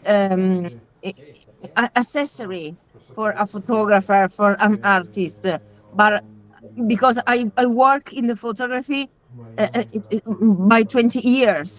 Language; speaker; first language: English; non-native, learner; Italian